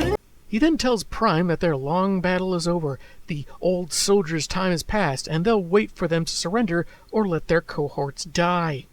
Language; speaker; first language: English; native; English